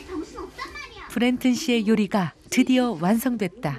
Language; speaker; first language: Korean; native; Korean